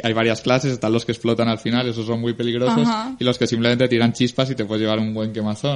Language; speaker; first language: Spanish; native; Spanish